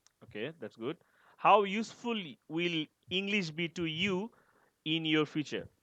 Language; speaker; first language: English; non-native, learner; Bangla